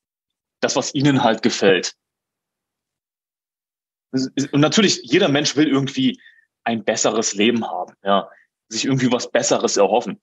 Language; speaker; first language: German; native; German